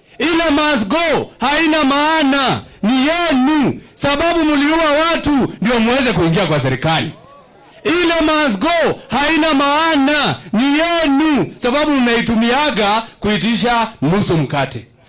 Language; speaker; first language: Swahili; non-native, local second language; Kikuyu